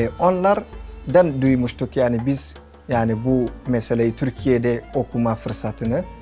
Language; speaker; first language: Turkish; non-native, fluent; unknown